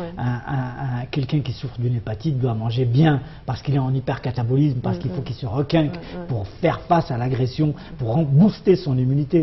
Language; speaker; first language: French; non-native, local second language; Arabic